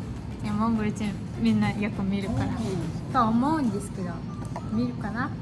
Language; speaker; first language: Japanese; non-native, learner; Mongolian